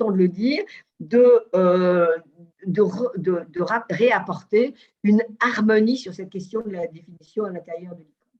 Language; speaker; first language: French; native; French